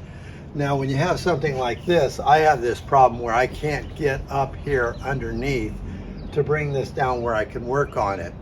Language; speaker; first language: English; native; English